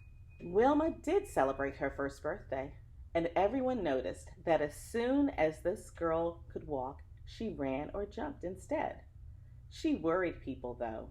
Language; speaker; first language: English; native; English